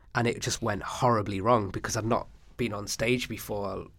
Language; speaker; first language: English; native; English